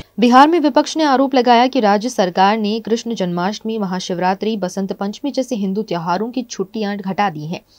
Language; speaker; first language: Hindi; native; Hindi